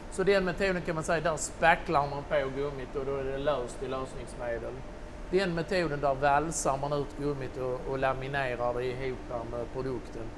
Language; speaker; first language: Swedish; native; Swedish